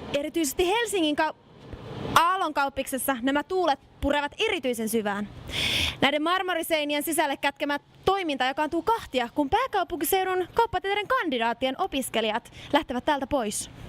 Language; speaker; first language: Finnish; native; Finnish